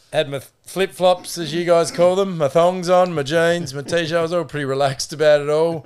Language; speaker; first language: English; native; English